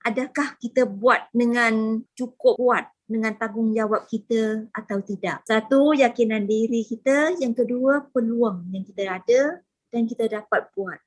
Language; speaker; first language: Malay; native; Malay